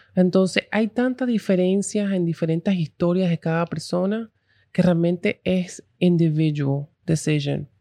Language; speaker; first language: Spanish; early bilingual, heritage; Spanish